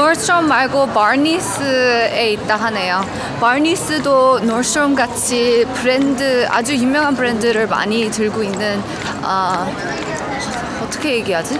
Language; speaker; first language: Korean; early bilingual, heritage; Korean